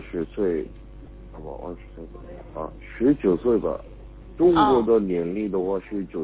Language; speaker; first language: Chinese; non-native, learner; Korean